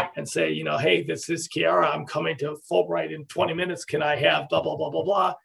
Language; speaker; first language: English; native; English